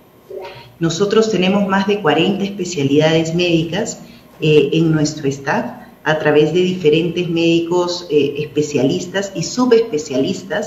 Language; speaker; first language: Spanish; native; Spanish